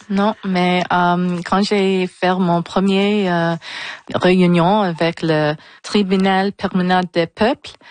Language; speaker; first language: French; non-native, local second language; English